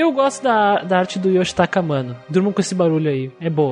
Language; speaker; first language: Portuguese; native; Portuguese